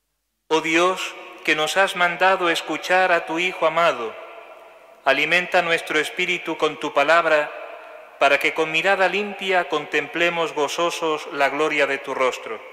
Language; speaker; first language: Spanish; native; Spanish